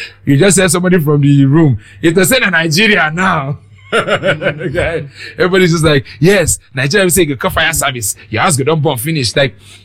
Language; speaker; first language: English; non-native, local second language; Yoruba